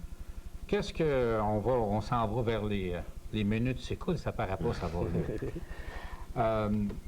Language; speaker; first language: French; native; French